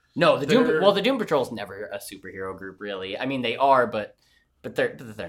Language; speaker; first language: English; native; English